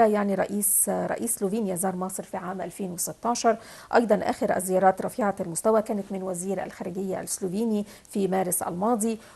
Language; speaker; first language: Arabic; native; Arabic